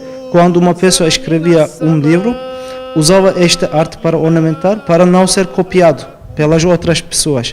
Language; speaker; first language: Portuguese; non-native, fluent; Turkish